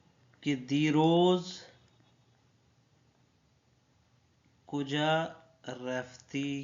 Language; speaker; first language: Persian; non-native, fluent; Urdu